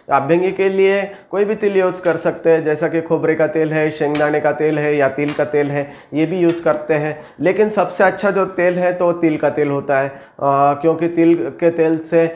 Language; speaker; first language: Hindi; non-native, local second language; Marathi